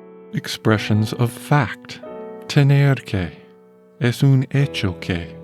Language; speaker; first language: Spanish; non-native, fluent; English